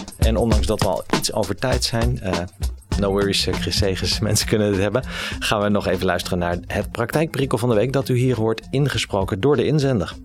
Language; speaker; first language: Dutch; native; Dutch